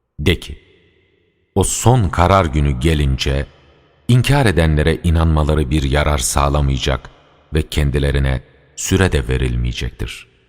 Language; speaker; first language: Turkish; native; Turkish